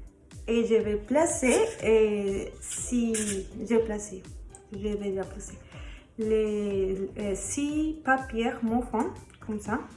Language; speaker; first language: French; non-native, learner; Spanish